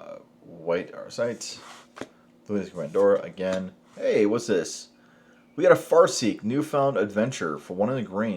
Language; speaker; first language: English; native; English